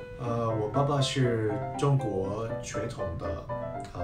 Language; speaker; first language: Chinese; non-native, fluent; Thai